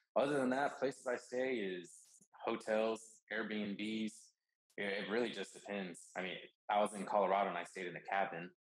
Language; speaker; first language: English; native; English